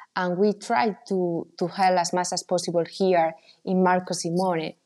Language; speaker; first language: English; non-native, fluent; Spanish